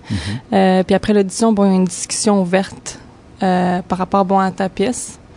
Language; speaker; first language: French; native; French